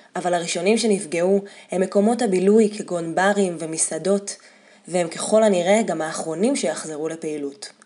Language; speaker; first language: Hebrew; native; Hebrew